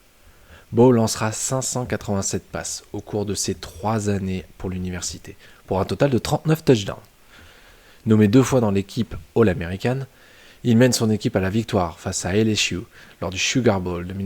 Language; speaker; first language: French; native; French